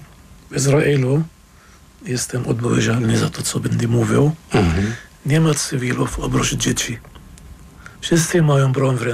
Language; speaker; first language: Polish; non-native, fluent; Arabic